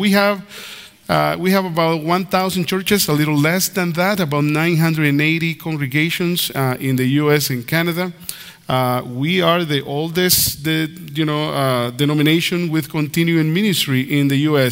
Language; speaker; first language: English; non-native, fluent; Spanish